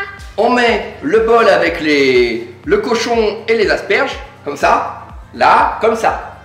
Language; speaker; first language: French; native; French